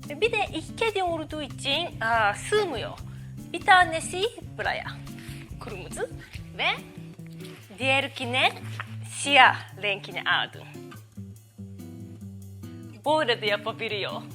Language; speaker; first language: Turkish; non-native, learner; Japanese